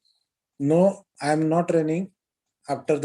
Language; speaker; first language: English; non-native, learner; Marathi